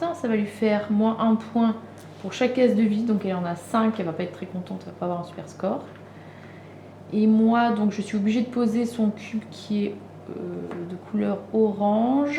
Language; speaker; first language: French; native; French